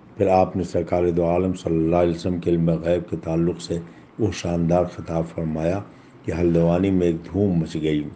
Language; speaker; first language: Urdu; native; Urdu